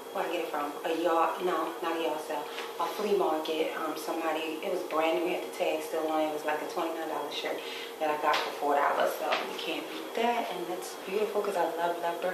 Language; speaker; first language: English; native; English